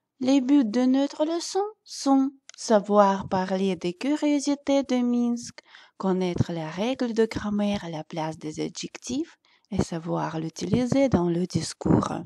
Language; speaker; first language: French; non-native, fluent; Russian